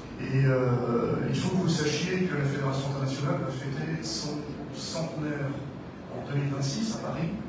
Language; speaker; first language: French; native; French